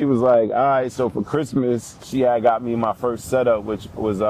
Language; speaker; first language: English; native; English